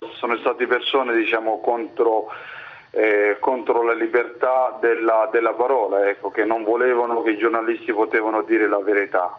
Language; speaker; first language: Italian; non-native, fluent; Somali